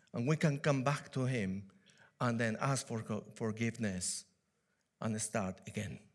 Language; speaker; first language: English; non-native, fluent; Spanish